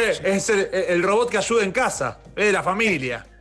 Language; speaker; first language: Spanish; native; Spanish